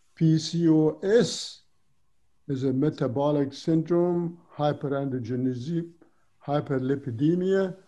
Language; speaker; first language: English; non-native, fluent; Persian